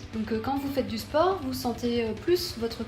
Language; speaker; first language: French; native; French